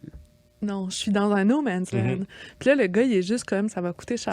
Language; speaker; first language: French; native; French